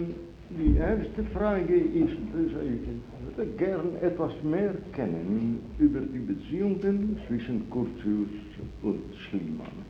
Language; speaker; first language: German; non-native, fluent; Italian